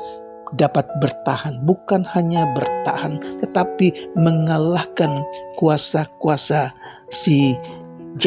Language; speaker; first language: Indonesian; native; Indonesian